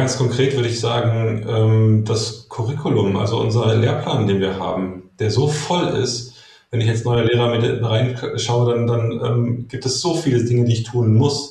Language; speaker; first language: German; native; German